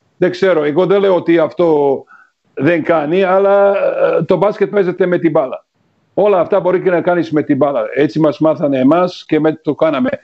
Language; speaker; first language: Greek; non-native, fluent; Serbian